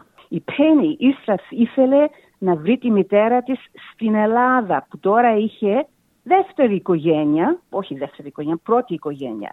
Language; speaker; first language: Greek; early bilingual, heritage; Greek